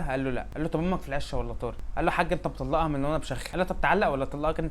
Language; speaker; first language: Arabic; native; Arabic